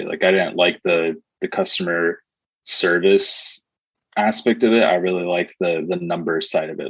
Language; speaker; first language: English; native; English